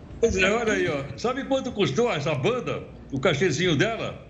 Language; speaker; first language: Portuguese; native; Portuguese